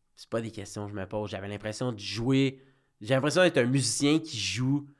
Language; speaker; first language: French; native; French